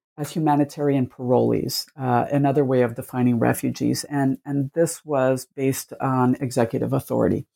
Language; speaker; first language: English; early bilingual, other home language; Spanish